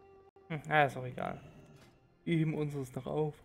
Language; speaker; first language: German; native; German